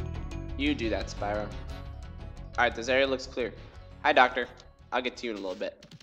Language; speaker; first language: English; native; English